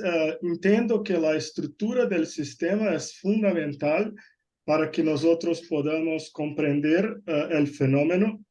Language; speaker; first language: Spanish; non-native, fluent; Portuguese